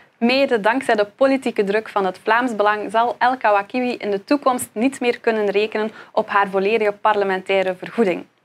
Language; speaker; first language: Dutch; native; Dutch